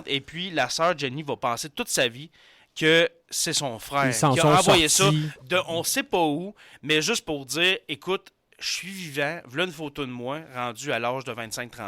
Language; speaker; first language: French; native; French